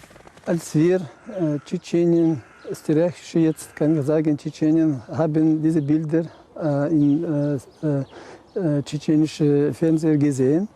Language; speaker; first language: German; non-native, learner; Chechen